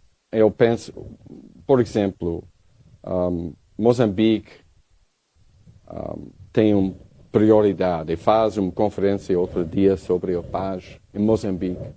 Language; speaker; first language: Portuguese; non-native, learner; English